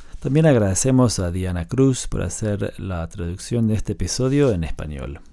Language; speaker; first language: Spanish; non-native, fluent; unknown